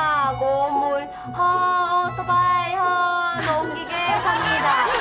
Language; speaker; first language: Korean; non-native, learner; Vietnamese